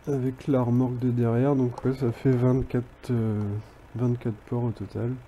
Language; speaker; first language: French; native; French